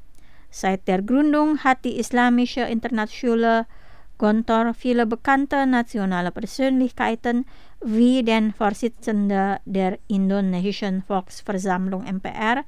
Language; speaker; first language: German; non-native, fluent; Indonesian